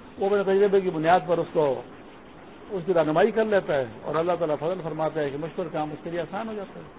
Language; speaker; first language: Urdu; non-native, local second language; Pashto